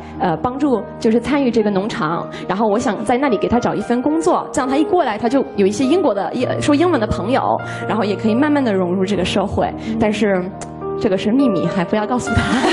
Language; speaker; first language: Chinese; non-native, fluent; English